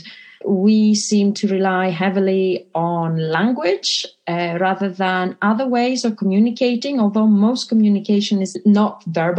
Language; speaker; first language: English; non-native, fluent; Greek